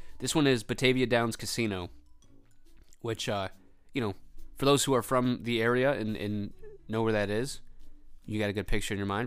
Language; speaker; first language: English; native; English